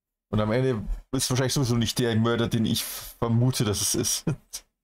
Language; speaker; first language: German; native; German